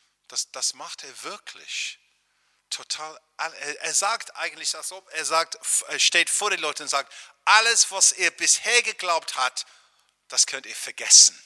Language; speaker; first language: German; non-native, fluent; English